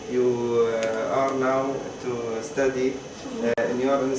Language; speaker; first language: English; non-native, learner; Arabic